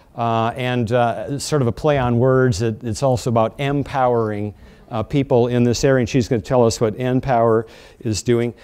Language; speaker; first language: English; native; English